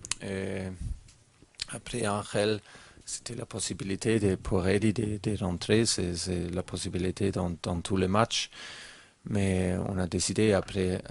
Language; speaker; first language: French; non-native, learner; German